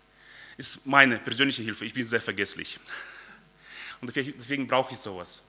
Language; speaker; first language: German; early bilingual, other home language; Russian